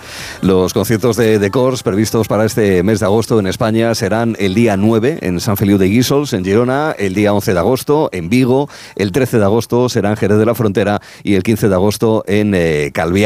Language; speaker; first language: Spanish; native; Spanish